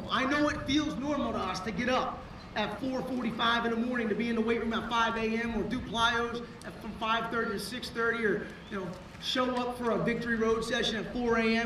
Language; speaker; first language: English; native; English